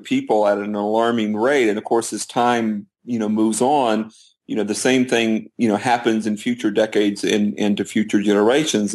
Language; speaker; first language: English; native; English